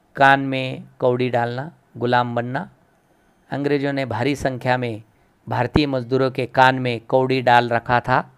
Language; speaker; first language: Hindi; non-native, local second language; Marathi